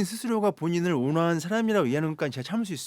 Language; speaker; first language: Korean; native; Korean